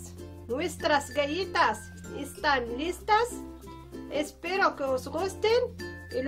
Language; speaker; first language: Spanish; non-native, fluent; Arabic